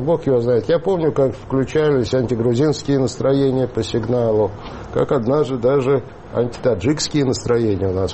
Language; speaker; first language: Russian; native; Russian